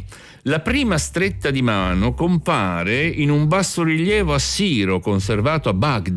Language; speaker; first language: Italian; native; Italian